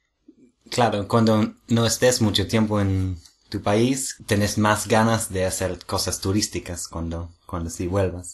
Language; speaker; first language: Spanish; non-native, fluent; English